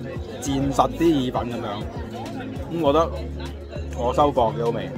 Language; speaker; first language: Cantonese; native; Cantonese